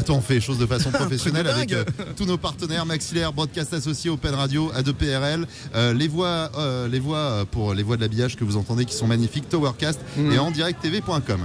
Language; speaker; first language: French; native; French